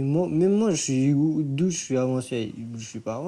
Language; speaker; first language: French; non-native, fluent; Persian